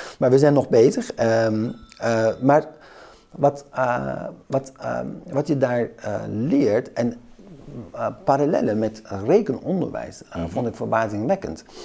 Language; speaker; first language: Dutch; early bilingual, other home language; Kurdish